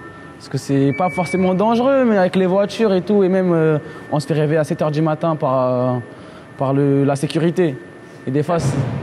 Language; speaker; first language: French; early bilingual, other home language; Portuguese